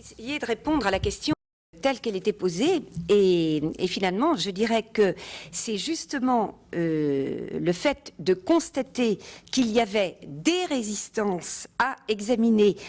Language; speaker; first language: French; native; French